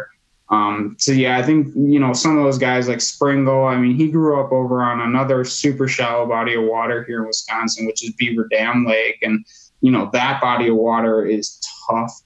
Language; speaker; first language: English; native; English